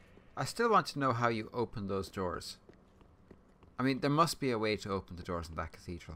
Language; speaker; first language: English; native; English